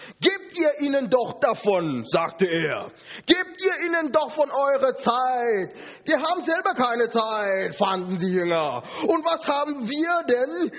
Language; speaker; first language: German; non-native, fluent; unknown